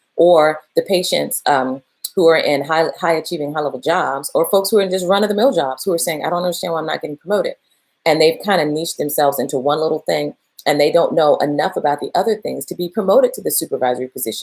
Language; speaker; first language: English; native; English